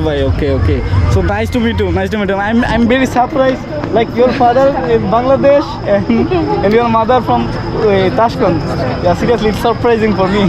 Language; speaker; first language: English; non-native, learner; Bangla